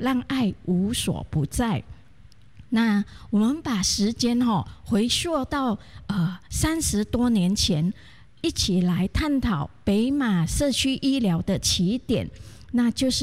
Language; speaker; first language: Chinese; native; Chinese